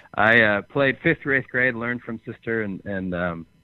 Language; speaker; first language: English; native; English